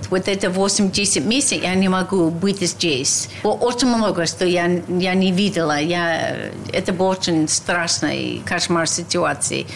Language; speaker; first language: Russian; non-native, learner; English